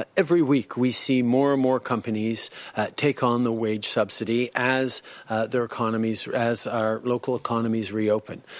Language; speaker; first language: English; early bilingual, other home language; French